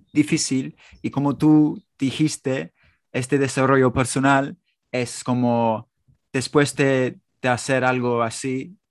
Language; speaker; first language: Spanish; non-native, fluent; English